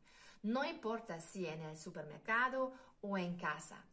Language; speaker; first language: Spanish; non-native, fluent; German